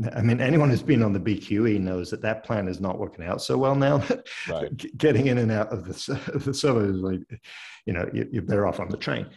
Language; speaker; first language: English; early bilingual, other home language; French